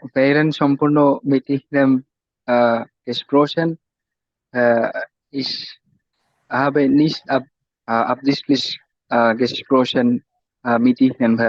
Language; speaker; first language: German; non-native, learner; Bangla